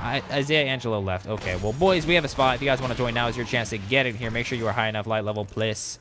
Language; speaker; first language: English; native; English